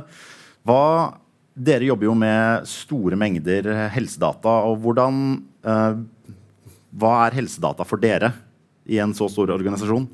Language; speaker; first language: Norwegian; native; Norwegian